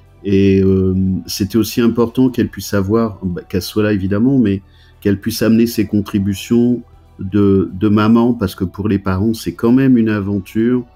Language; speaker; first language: French; native; French